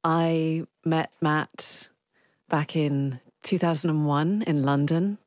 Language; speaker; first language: English; native; English